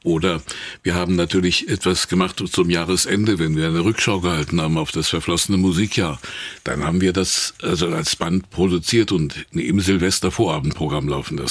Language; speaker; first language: German; native; German